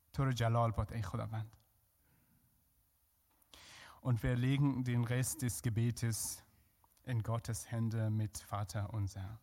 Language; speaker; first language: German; non-native, fluent; Persian